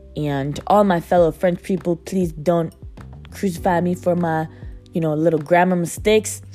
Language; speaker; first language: English; native; English